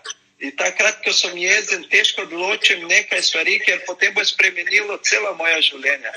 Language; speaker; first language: Slovenian; non-native, learner; Portuguese